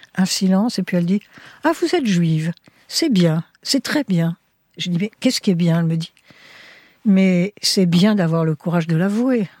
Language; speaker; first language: French; early bilingual, heritage; French